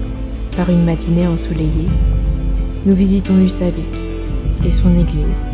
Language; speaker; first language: French; native; French